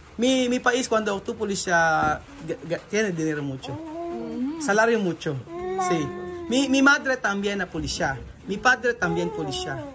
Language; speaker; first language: Spanish; non-native, learner; Filipino